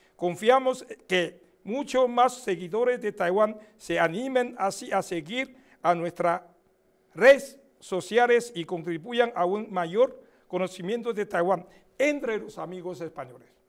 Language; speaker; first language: Spanish; non-native, fluent; Chinese